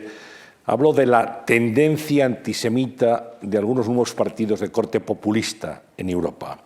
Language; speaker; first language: Spanish; native; Spanish